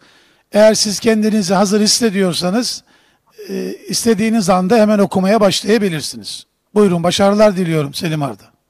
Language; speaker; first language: Turkish; native; Turkish